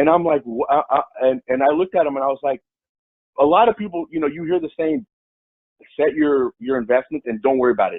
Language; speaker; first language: English; native; English